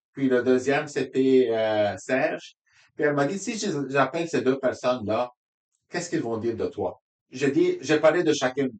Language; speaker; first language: French; non-native, local second language; Arabic